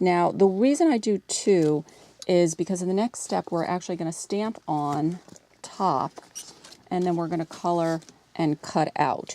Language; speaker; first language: English; native; English